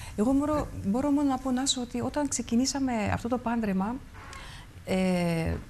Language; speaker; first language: Greek; early bilingual, heritage; Greek